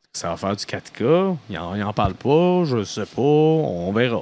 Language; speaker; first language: French; native; French